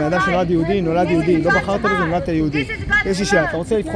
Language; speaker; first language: Hebrew; native; Hebrew